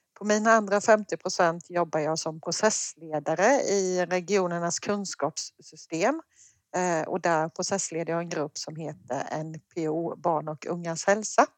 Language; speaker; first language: Swedish; native; Swedish